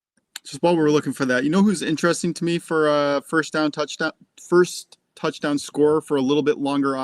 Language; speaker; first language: English; native; English